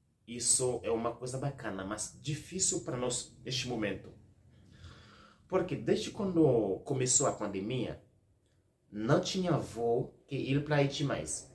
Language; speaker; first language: Portuguese; non-native, learner; Haitian Creole